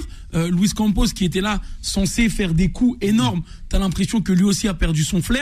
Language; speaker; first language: French; native; French